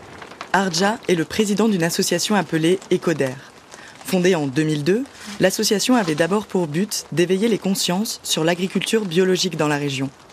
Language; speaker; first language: French; native; French